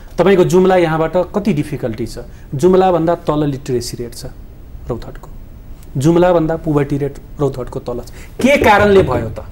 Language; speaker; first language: Nepali; non-native, local second language; Maithili